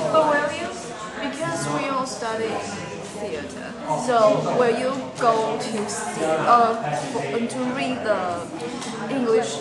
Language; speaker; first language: English; non-native, fluent; Chinese